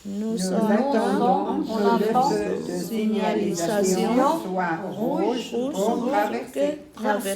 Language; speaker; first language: French; non-native, learner; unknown